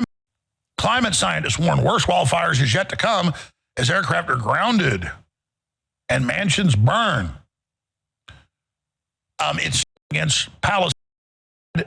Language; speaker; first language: English; native; English